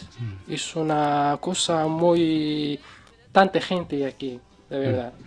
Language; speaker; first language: Spanish; non-native, learner; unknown